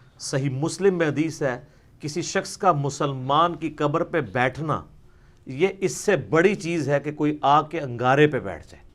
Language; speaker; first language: Urdu; non-native, local second language; Punjabi